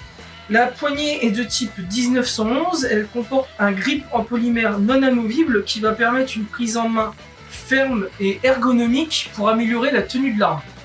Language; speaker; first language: French; native; French